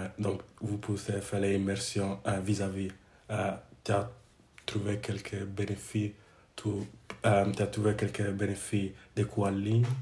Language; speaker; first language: French; non-native, learner; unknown